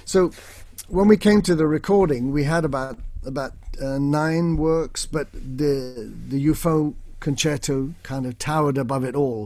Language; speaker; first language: English; native; English